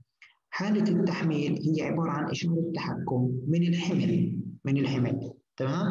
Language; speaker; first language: Arabic; native; Arabic